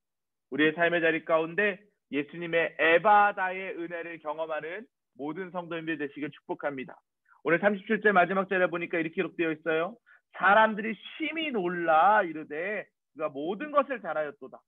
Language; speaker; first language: Korean; native; Korean